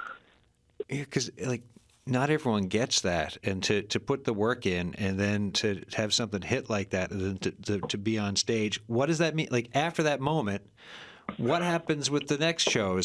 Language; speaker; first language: English; native; English